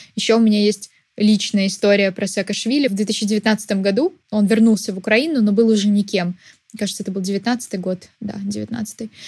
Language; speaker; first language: Russian; native; Russian